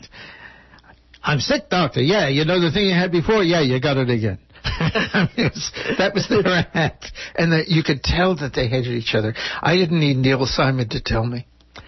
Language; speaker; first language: English; native; English